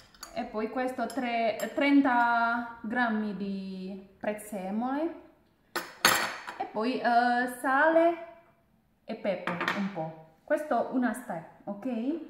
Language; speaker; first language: Italian; non-native, learner; Indonesian